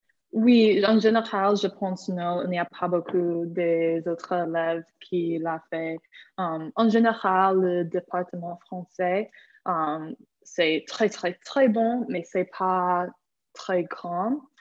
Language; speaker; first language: French; non-native, fluent; English